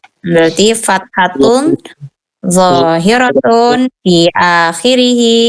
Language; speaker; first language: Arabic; non-native, fluent; Indonesian